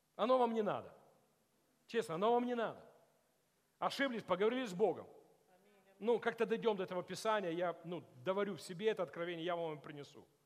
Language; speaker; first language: Russian; non-native, local second language; Ukrainian